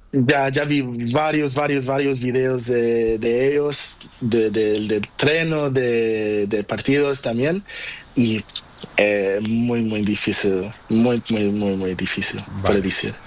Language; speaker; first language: Spanish; non-native, learner; Portuguese